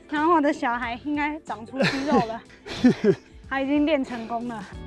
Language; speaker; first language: Chinese; native; Chinese